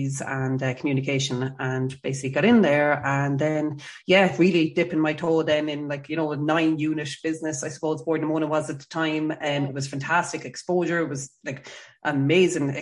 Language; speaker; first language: English; native; English